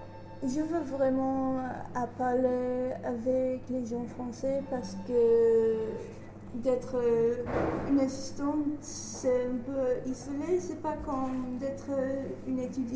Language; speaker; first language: French; non-native, learner; English